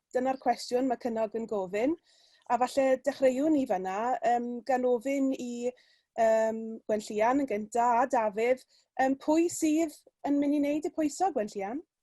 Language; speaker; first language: Welsh; native; Welsh